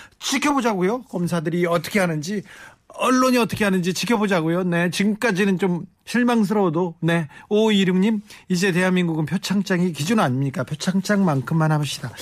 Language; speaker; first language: Korean; native; Korean